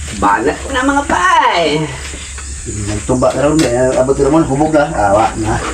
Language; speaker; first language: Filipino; non-native, local second language; Cebuano